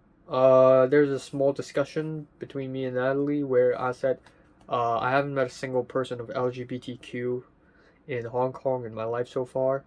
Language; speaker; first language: English; non-native, local second language; Cantonese